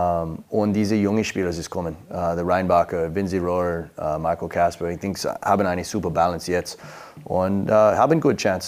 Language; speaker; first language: German; non-native, learner; English